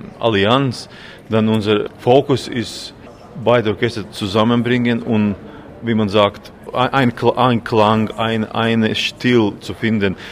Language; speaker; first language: German; non-native, learner; Latvian